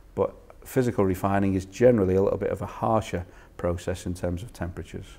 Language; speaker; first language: English; native; English